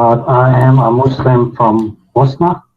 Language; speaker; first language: English; non-native, learner; Bosnian